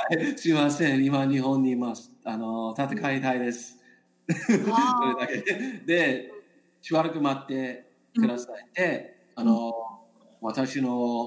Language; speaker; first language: Japanese; non-native, learner; English